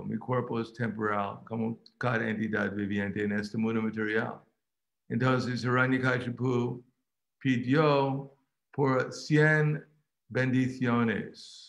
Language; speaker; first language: Spanish; non-native, fluent; English